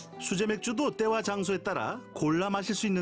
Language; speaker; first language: Korean; native; Korean